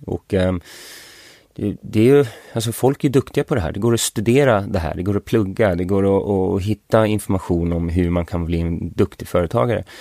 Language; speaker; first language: Swedish; early bilingual, other home language; English